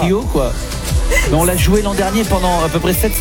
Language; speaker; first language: French; native; French